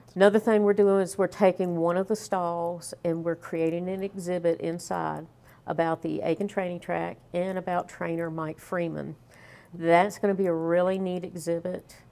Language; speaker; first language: English; native; English